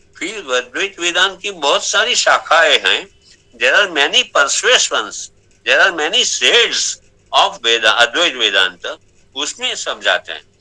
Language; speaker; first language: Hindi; non-native, local second language; Gujarati